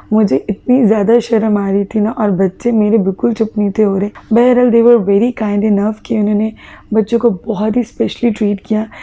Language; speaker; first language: Urdu; native; Urdu